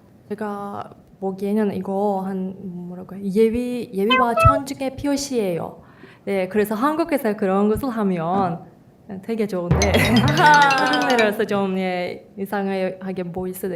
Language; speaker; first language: Korean; non-native, fluent; Turkish